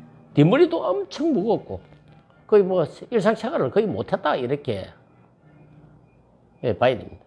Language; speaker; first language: Korean; native; Korean